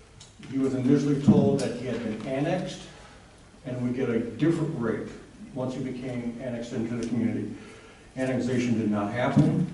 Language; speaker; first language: English; native; English